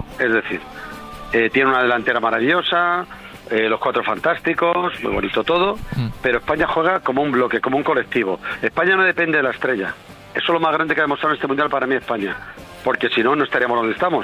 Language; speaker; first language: Spanish; native; Spanish